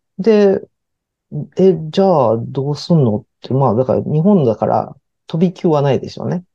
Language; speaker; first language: Japanese; early bilingual, heritage; Japanese